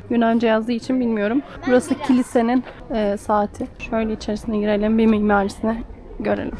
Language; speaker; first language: Turkish; native; Turkish